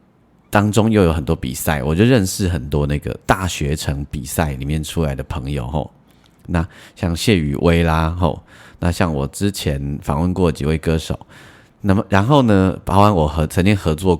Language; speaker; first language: Chinese; native; Chinese